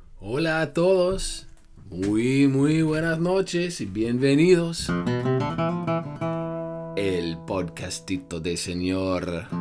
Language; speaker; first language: Spanish; non-native, fluent; English